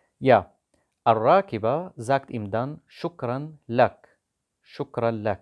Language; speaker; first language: German; non-native, fluent; Arabic